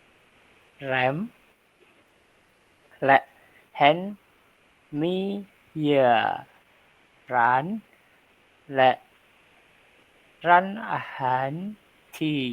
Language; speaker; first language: Thai; non-native, learner; Indonesian